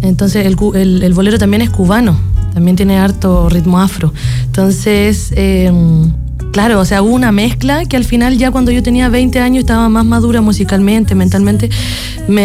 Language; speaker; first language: Spanish; native; Spanish